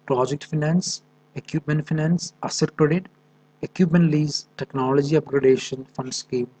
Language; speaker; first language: English; non-native, local second language; Malayalam